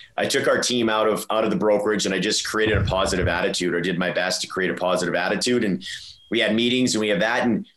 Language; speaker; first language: English; native; English